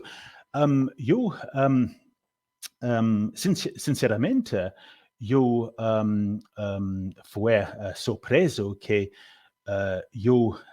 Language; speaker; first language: Portuguese; non-native, learner; English